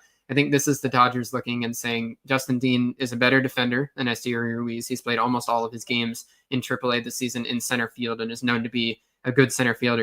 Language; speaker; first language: English; native; English